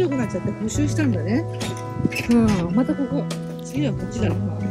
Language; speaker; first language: Japanese; native; Japanese